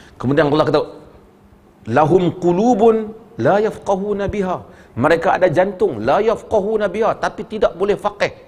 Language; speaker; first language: Malay; native; Malay